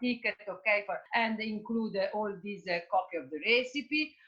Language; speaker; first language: English; non-native, fluent; Italian